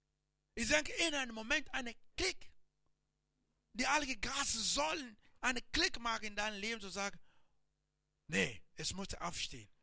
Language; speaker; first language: German; non-native, learner; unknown